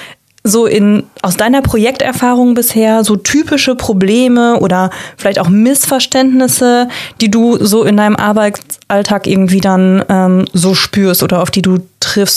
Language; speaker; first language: German; native; German